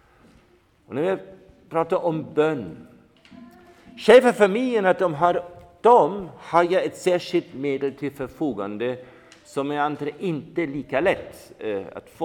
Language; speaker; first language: Swedish; non-native, fluent; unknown